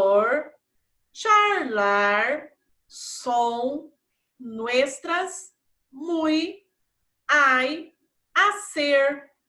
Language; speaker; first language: Spanish; non-native, fluent; Portuguese